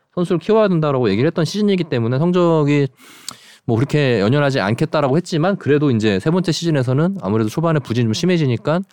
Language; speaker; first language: Korean; native; Korean